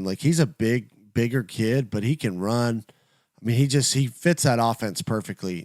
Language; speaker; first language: English; native; English